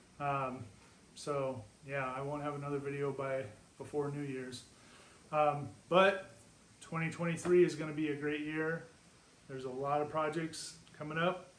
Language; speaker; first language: English; native; English